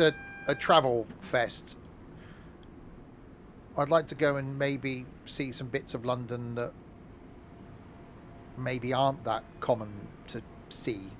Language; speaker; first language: English; native; English